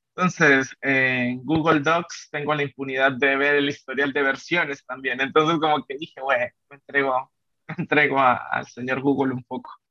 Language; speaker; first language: Spanish; native; Spanish